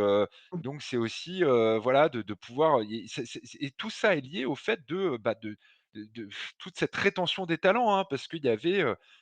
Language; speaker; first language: French; native; French